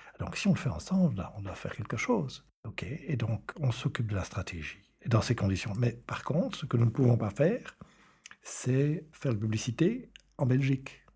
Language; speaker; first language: French; native; French